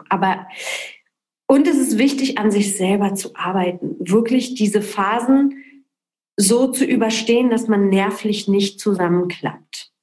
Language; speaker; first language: German; early bilingual, other home language; Polish